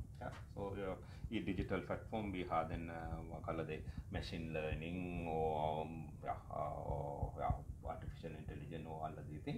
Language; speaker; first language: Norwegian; non-native, learner; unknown